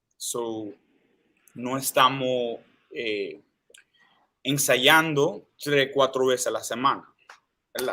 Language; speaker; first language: Spanish; early bilingual, heritage; Spanish